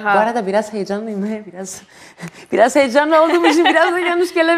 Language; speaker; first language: Turkish; non-native, fluent; Greek